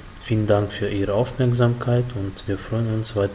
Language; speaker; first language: German; non-native, fluent; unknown